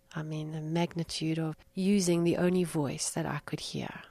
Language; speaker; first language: English; native; English